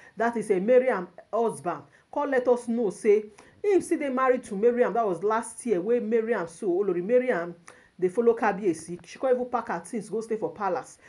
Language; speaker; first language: Nigerian Pidgin; non-native, local second language; Yoruba